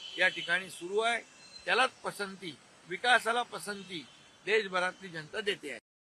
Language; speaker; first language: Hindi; non-native, local second language; Marathi